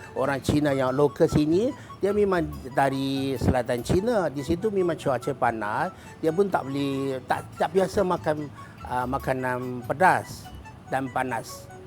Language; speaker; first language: Malay; non-native, fluent; Chinese